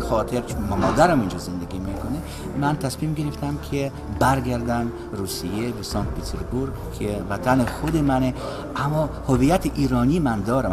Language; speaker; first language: Persian; non-native, fluent; Russian